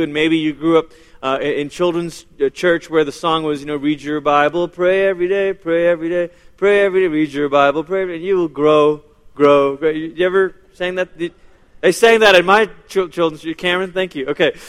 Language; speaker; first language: English; native; English